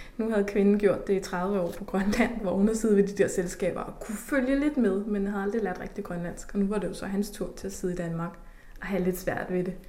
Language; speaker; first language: Danish; native; Danish